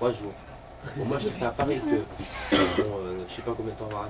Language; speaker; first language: French; native; French